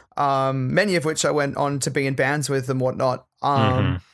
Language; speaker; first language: English; native; English